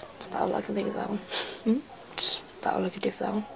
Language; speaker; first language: English; native; English